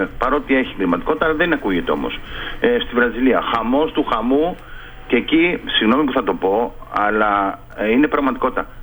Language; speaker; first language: Greek; non-native, fluent; Spanish